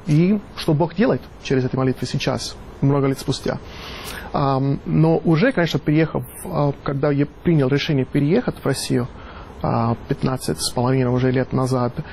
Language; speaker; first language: Russian; non-native, fluent; Italian